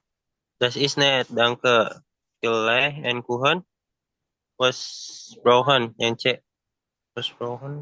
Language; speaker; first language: German; non-native, learner; Indonesian